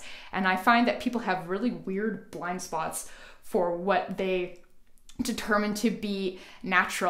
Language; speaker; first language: English; native; English